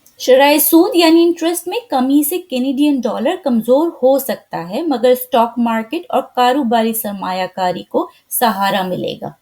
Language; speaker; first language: Urdu; native; Urdu